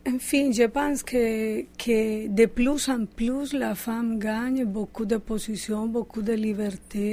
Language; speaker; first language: French; non-native, learner; Spanish